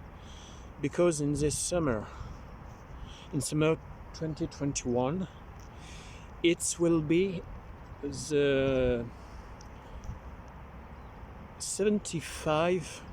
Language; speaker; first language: English; non-native, learner; French